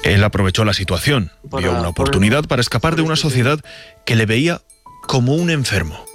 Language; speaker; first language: Spanish; native; Spanish